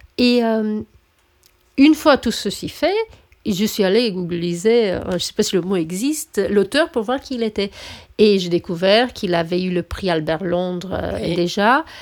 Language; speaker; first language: French; non-native, fluent; Romanian